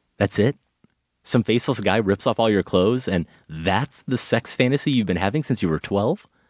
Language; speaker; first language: English; native; English